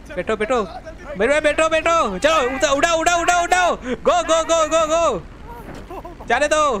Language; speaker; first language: Hindi; non-native, local second language; Gujarati